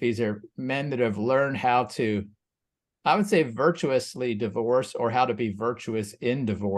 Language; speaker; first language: English; native; English